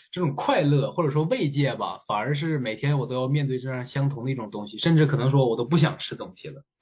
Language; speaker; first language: Chinese; native; Chinese